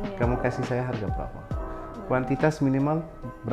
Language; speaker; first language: Indonesian; non-native, learner; Arabic